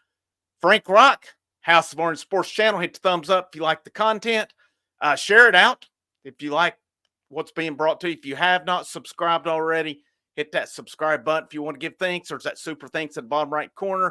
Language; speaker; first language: English; native; English